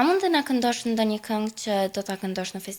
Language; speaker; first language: Albanian; native; Albanian